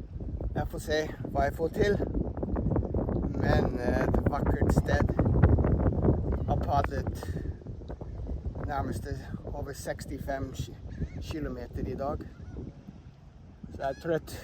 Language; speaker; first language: Norwegian; non-native, fluent; English